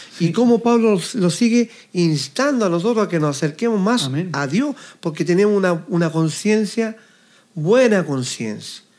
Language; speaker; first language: Spanish; native; Spanish